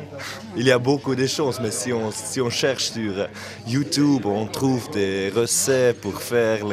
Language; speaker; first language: French; non-native, local second language; German